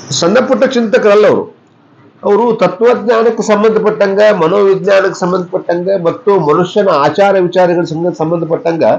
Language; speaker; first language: Kannada; native; Kannada